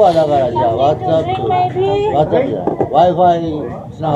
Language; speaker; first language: Japanese; native; Japanese